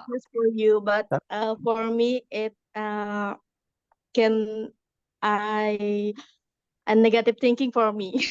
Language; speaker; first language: English; non-native, learner; Indonesian